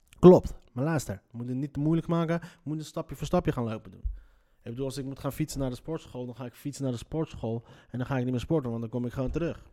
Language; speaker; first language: Dutch; early bilingual, other home language; Riffian